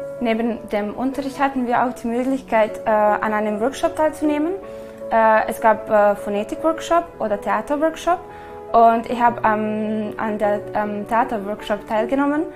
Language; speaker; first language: German; non-native, fluent; Serbian